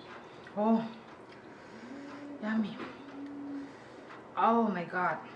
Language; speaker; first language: English; non-native, learner; Indonesian